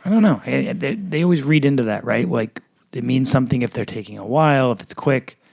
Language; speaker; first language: English; native; English